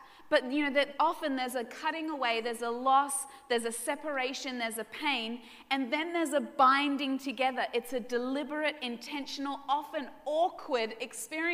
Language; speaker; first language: English; native; English